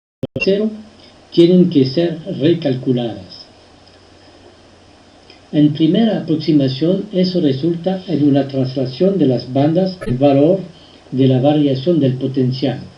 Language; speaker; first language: Spanish; non-native, fluent; French